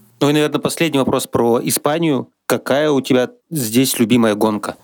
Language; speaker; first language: Russian; native; Russian